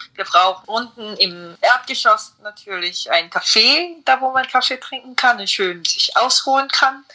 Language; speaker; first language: German; non-native, fluent; Korean